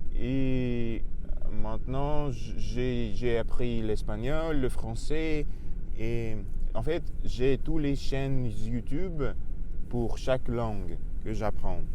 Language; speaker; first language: French; non-native, learner; Russian